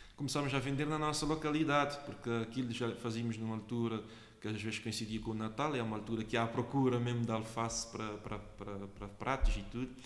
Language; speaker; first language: Portuguese; non-native, local second language; Kabuverdianu